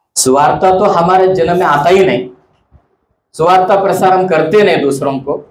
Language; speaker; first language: Hindi; non-native, local second language; Marathi